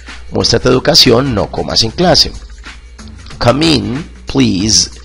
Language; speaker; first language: Spanish; native; Spanish